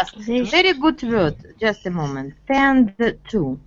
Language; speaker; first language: English; non-native, fluent; Russian